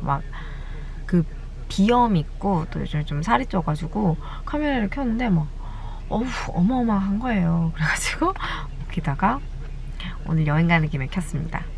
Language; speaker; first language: Korean; native; Korean